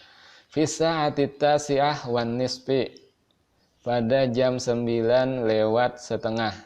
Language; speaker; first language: Arabic; non-native, fluent; Indonesian